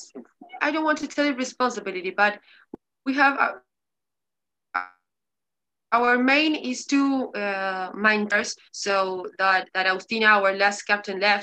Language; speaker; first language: English; non-native, learner; Spanish